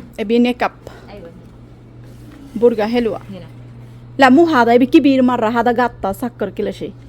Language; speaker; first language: Arabic; non-native, learner; Bangla